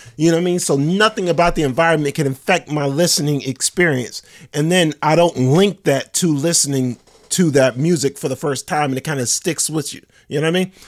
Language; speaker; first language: English; native; English